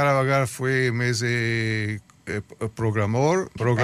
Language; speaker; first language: Spanish; early bilingual, heritage; Spanish